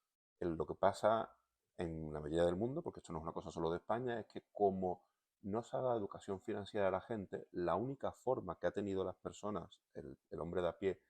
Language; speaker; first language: Spanish; native; Spanish